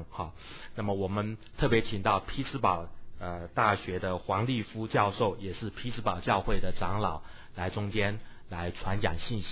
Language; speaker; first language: Chinese; native; Chinese